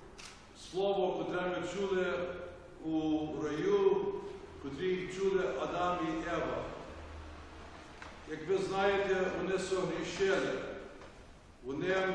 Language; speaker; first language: Ukrainian; early bilingual, heritage; Ukrainian